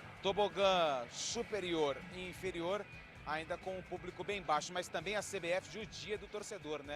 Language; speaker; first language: Portuguese; native; Portuguese